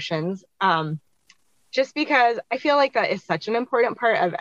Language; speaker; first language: English; native; English